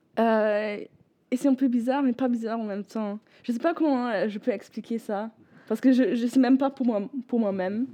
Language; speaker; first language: French; non-native, fluent; German